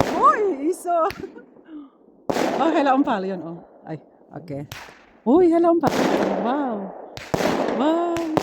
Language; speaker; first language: Finnish; non-native, learner; Filipino